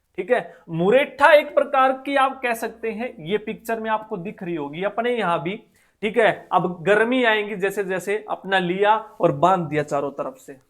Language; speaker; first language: Hindi; native; Hindi